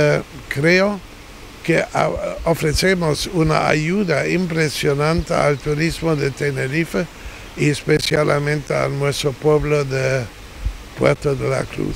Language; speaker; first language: Spanish; non-native, fluent; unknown